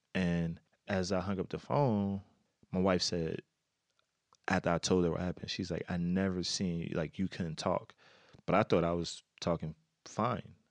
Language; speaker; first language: English; native; English